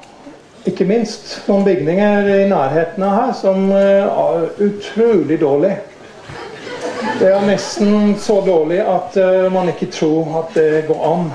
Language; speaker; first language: Norwegian; non-native, fluent; English